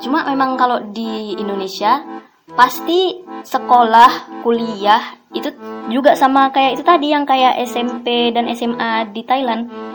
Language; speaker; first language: Indonesian; native; Indonesian